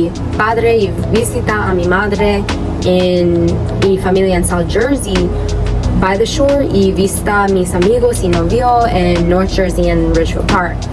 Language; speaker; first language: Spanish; early bilingual, heritage; English